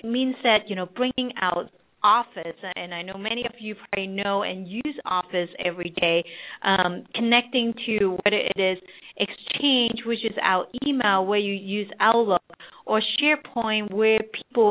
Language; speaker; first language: English; non-native, local second language; Cantonese